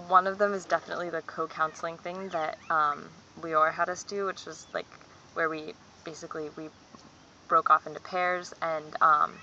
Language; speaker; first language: English; native; English